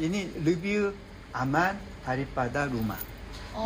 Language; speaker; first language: Indonesian; non-native, learner; Korean